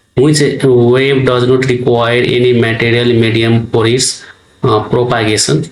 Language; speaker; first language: English; non-native, local second language; Nepali